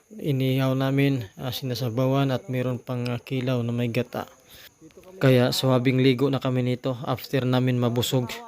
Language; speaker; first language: Filipino; non-native, local second language; Cebuano